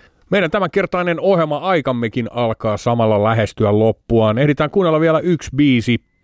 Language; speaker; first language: Finnish; native; Finnish